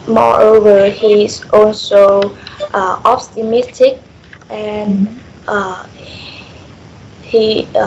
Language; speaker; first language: English; non-native, learner; Vietnamese